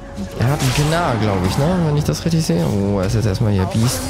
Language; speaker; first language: German; native; German